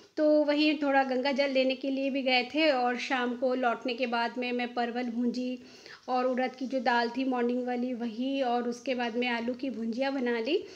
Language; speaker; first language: Hindi; non-native, local second language; Bangla